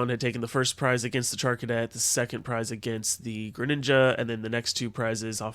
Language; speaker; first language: English; native; English